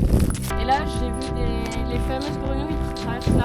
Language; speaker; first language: French; native; French